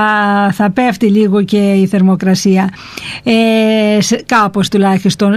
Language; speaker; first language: Greek; native; Greek